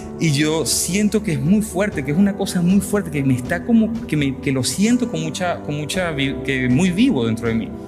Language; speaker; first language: Spanish; native; Spanish